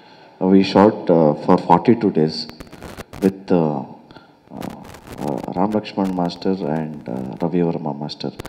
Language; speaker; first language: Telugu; non-native, learner; Kannada